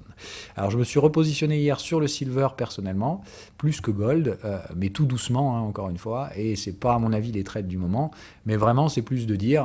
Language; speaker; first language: French; native; French